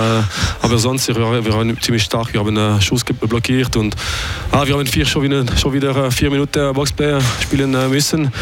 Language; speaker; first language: German; non-native, local second language; French